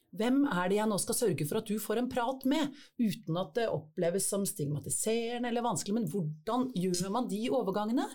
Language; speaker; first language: Norwegian; native; Norwegian